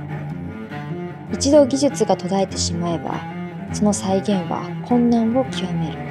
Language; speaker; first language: Japanese; native; Japanese